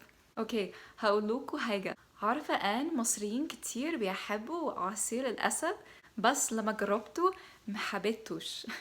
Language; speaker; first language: Arabic; non-native, fluent; English